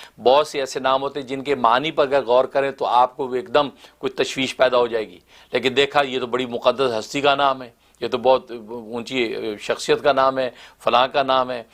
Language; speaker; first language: Urdu; native; Urdu